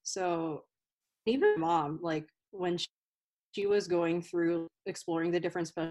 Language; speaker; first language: English; native; English